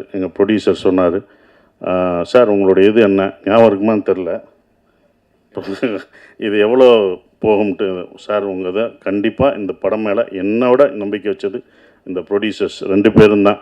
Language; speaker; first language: Tamil; native; Tamil